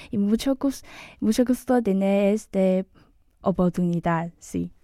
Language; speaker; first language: Spanish; non-native, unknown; Chinese